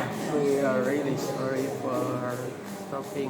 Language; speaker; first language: English; non-native, learner; Indonesian